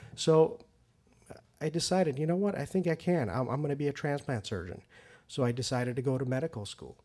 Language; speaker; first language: English; early bilingual, other home language; Persian